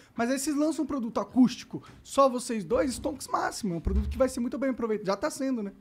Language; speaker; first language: Portuguese; native; Portuguese